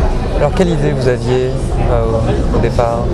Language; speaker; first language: French; native; French